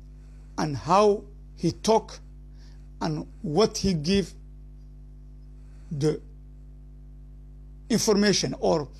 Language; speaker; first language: English; non-native, learner; Somali